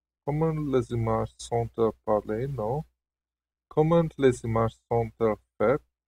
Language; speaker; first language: French; non-native, learner; Hungarian